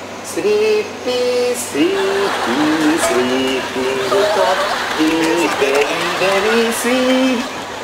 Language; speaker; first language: English; non-native, learner; Japanese